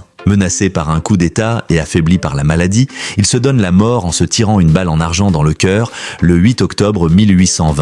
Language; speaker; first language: French; non-native, local second language; Haitian Creole